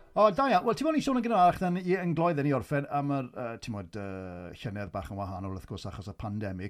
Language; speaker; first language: Welsh; native; Welsh